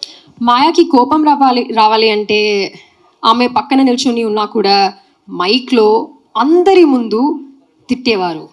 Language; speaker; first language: Telugu; non-native, learner; Malayalam